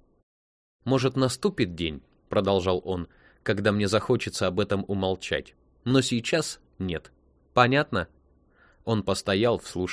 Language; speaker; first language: Russian; native; Russian